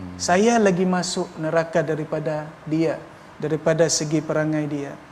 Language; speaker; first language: Malay; non-native, fluent; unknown